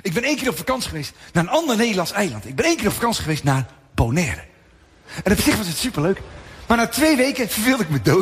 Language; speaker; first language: Dutch; native; Dutch